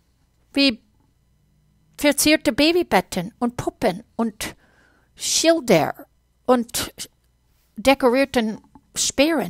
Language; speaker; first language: German; non-native, fluent; English